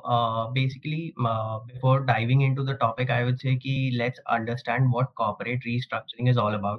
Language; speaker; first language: English; non-native, local second language; Hindi